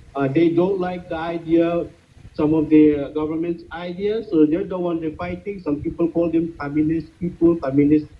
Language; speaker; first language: English; non-native, fluent; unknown